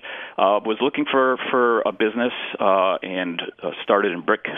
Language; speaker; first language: English; native; English